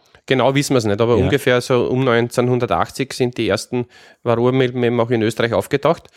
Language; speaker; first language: German; native; German